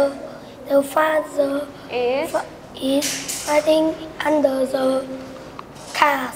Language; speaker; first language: English; non-native, learner; Vietnamese